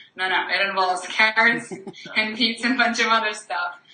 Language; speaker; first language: English; non-native, fluent; Ukrainian